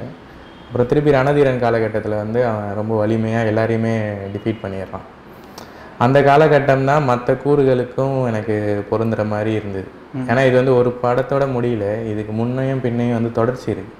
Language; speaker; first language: Tamil; native; Tamil